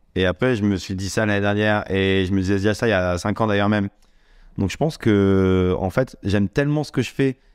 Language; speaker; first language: French; native; French